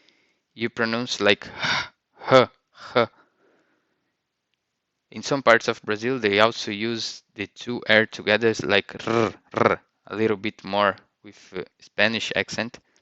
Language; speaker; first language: English; non-native, fluent; Portuguese